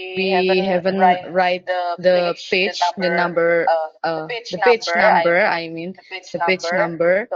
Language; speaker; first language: English; non-native, learner; Indonesian